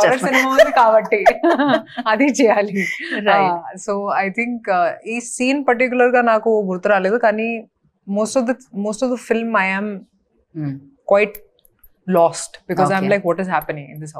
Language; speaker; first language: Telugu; non-native, fluent; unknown